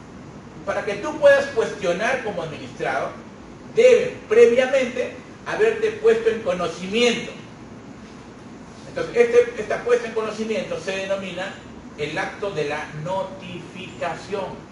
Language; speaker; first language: Spanish; native; Spanish